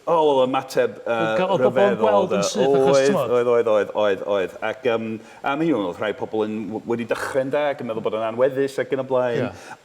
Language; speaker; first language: Welsh; non-native, fluent; English